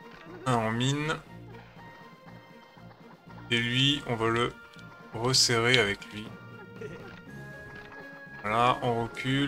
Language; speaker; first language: French; native; French